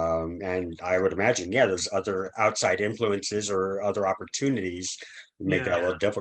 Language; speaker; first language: English; native; English